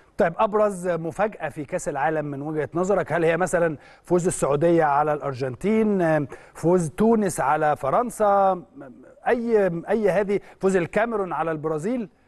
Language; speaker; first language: Arabic; native; Arabic